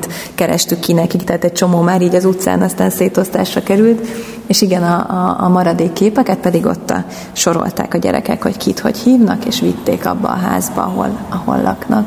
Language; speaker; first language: Hungarian; native; Hungarian